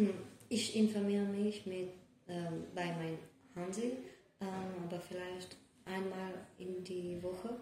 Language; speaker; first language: German; non-native, learner; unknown